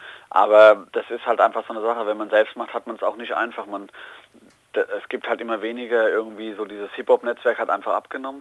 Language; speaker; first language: German; native; German